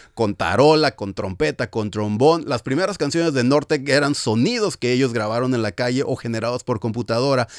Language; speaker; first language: Spanish; native; Spanish